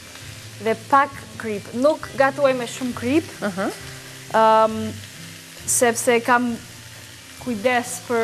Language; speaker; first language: Albanian; non-native, learner; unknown